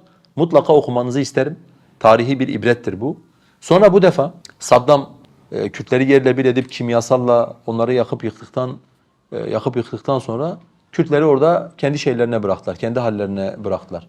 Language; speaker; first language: Turkish; non-native, local second language; Kurdish